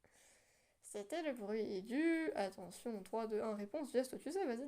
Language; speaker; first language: French; native; French